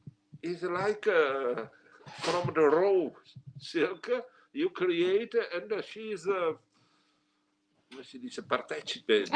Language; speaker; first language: English; non-native, learner; Italian